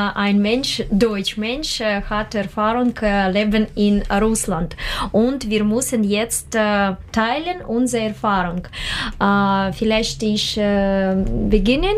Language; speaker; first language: German; non-native, learner; Russian